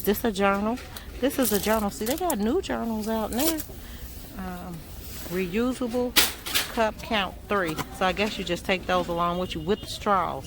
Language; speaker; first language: English; native; English